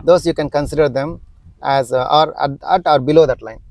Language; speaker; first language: English; non-native, local second language; Telugu